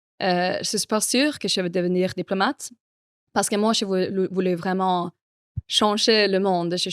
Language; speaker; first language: French; non-native, fluent; Swedish